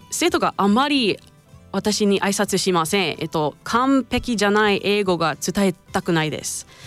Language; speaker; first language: Japanese; non-native, learner; English